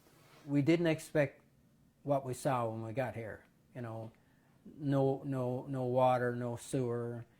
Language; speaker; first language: English; native; English